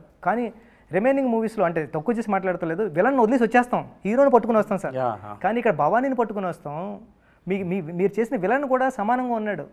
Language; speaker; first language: Telugu; native; Telugu